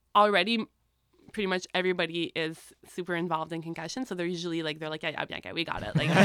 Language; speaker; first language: English; native; English